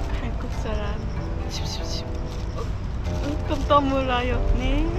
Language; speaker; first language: Korean; non-native, learner; Lao